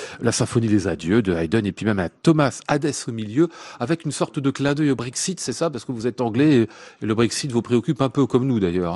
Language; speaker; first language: French; native; French